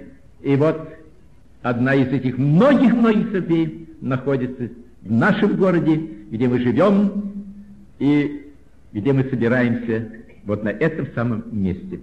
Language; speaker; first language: Russian; native; Russian